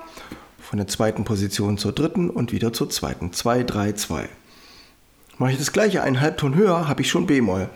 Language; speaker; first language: German; native; German